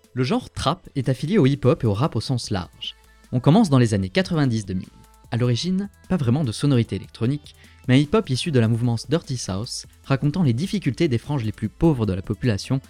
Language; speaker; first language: French; native; French